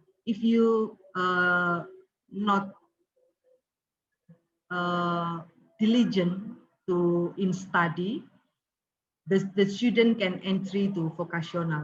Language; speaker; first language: English; non-native, learner; Indonesian